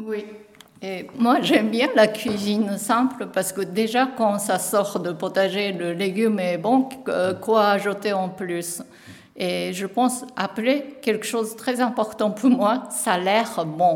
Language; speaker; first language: French; non-native, learner; Japanese